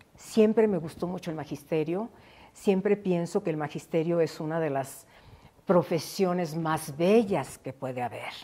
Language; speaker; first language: Spanish; native; Spanish